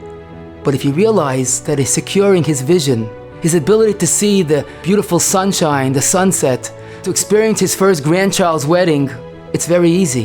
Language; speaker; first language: English; native; English